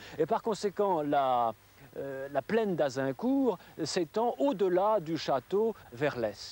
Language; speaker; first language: French; native; French